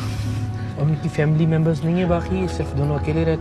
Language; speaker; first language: Urdu; native; Urdu